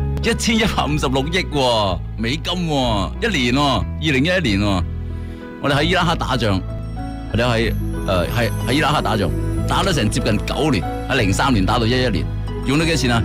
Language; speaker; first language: Cantonese; native; Cantonese